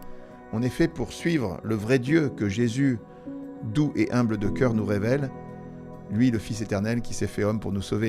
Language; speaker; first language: French; native; French